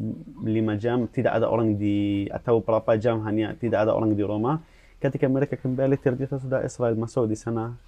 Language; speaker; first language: Indonesian; non-native, fluent; Arabic